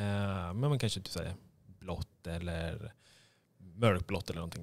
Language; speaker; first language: Swedish; native; Swedish